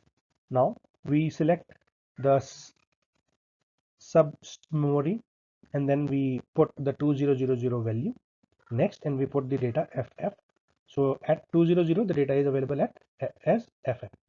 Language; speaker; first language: English; non-native, local second language; Hindi